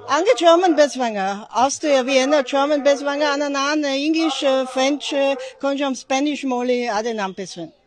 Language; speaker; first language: Tamil; non-native, learner; German